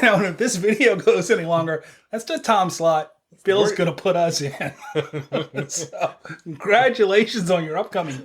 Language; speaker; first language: English; native; English